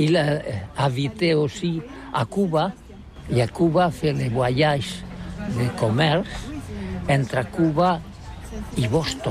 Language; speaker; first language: French; non-native, learner; Catalan